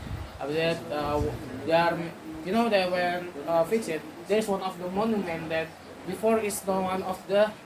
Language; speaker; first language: English; non-native, learner; Indonesian